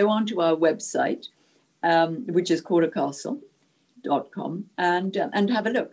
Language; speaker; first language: English; non-native, local second language; Czech